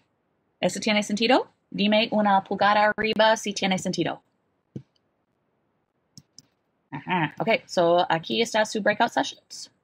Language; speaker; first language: Spanish; non-native, fluent; English